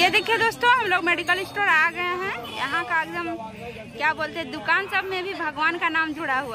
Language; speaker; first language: Hindi; native; Hindi